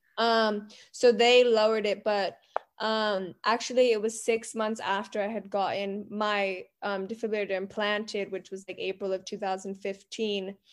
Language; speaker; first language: English; native; English